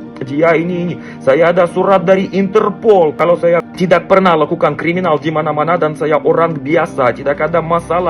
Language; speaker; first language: Indonesian; non-native, fluent; Russian